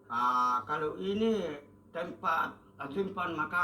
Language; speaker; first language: Indonesian; non-native, local second language; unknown